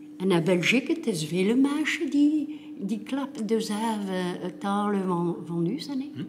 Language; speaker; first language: Dutch; non-native, local second language; French